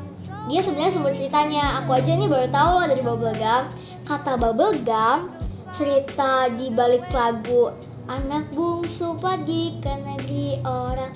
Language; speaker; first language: Indonesian; native; Indonesian